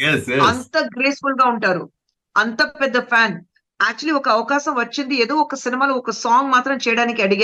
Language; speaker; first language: Telugu; non-native, fluent; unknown